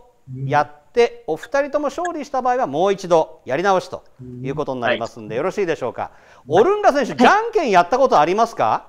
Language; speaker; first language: Japanese; native; Japanese